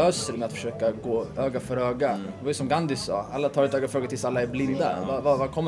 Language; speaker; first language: Swedish; native; Swedish